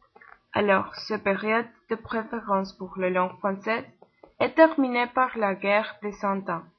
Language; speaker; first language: French; non-native, learner; Spanish